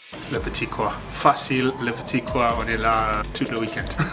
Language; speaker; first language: French; non-native, learner; English